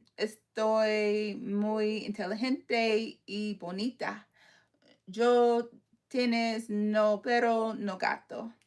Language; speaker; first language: Spanish; non-native, learner; English